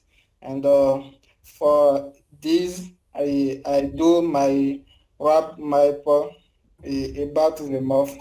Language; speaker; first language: English; non-native, learner; French